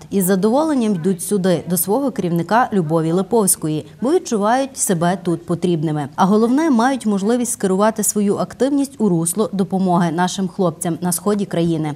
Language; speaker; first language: Ukrainian; native; Ukrainian